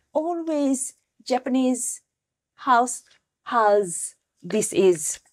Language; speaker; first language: English; non-native, learner; Japanese